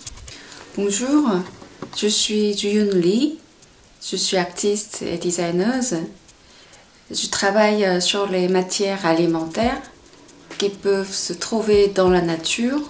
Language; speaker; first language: French; non-native, fluent; Korean